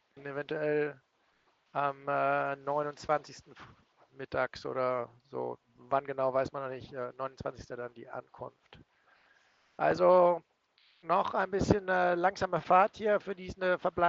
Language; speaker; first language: German; native; German